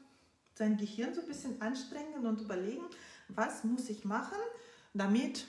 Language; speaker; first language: German; non-native, fluent; Russian